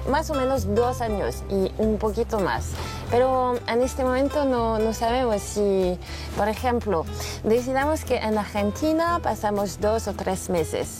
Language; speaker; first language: Spanish; non-native, learner; French